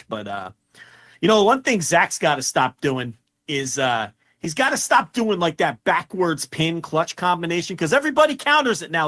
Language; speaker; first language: English; native; English